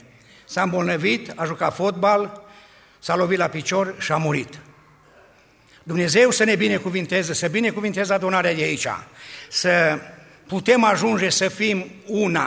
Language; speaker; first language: Romanian; native; Romanian